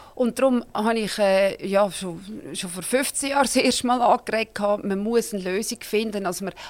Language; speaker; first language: German; native; German